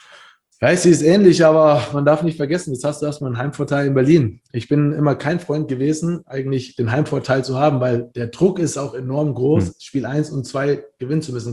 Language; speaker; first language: German; native; German